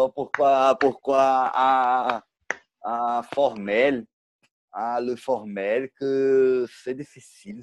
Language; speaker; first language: French; non-native, learner; Portuguese